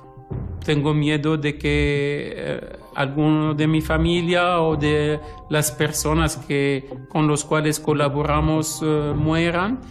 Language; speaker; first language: Spanish; non-native, fluent; Arabic